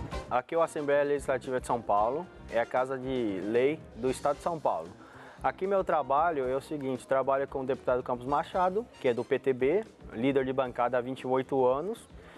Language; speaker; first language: Portuguese; non-native, fluent; Chinese